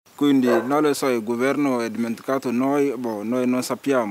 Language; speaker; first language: Italian; non-native, learner; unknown